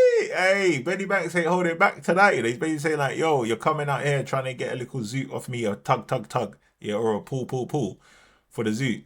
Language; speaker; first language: English; native; English